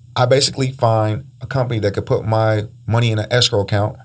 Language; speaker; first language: English; early bilingual, other home language; Spanish